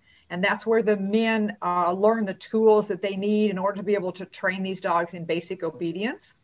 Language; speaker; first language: English; native; English